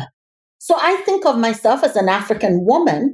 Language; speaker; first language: English; native; English